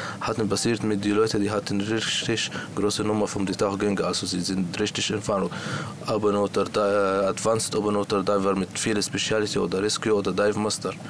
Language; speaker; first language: German; non-native, learner; Arabic